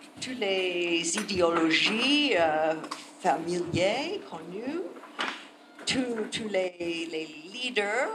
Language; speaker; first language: French; non-native, learner; English